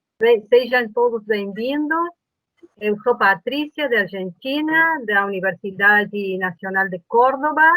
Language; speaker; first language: Portuguese; non-native, learner; Spanish